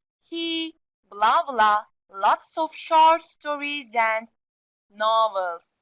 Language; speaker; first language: English; non-native, fluent; Turkish